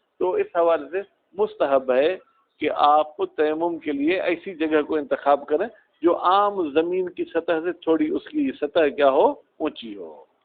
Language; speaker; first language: Urdu; non-native, local second language; Sindhi